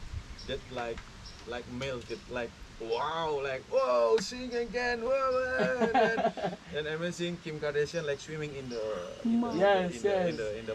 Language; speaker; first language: English; non-native, learner; Indonesian